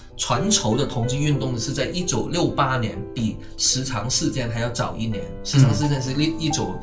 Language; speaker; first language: Chinese; non-native, local second language; Cantonese